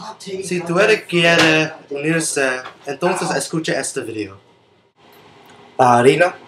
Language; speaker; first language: Spanish; non-native, learner; English